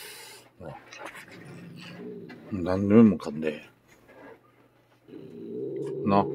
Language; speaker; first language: Japanese; native; Japanese